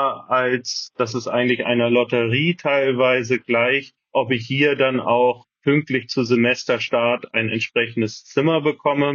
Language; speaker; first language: German; native; German